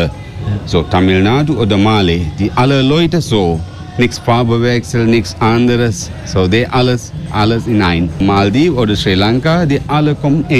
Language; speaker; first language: German; non-native, learner; Sinhala